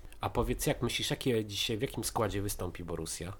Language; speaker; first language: Polish; native; Polish